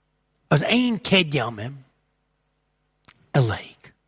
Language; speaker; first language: Hungarian; non-native, fluent; English